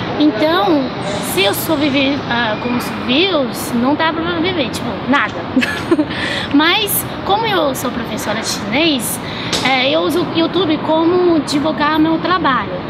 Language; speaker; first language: Portuguese; non-native, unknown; Chinese